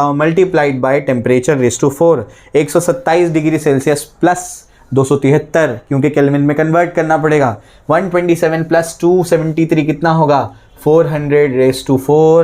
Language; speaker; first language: Hindi; native; Hindi